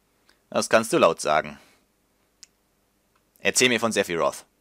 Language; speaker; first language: German; native; German